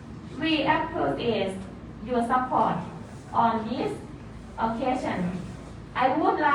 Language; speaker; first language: English; non-native, fluent; Thai